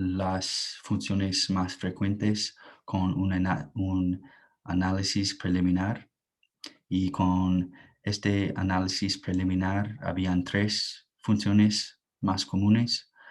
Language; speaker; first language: Spanish; non-native, fluent; English